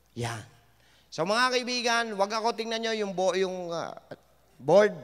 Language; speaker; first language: Filipino; native; Filipino